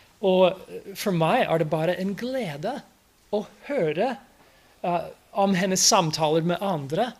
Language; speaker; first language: Norwegian; non-native, fluent; English